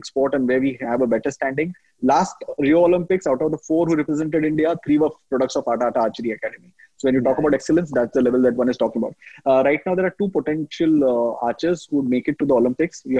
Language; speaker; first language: English; non-native, local second language; Hindi